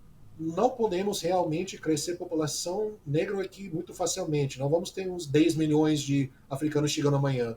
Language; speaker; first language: Portuguese; non-native, fluent; English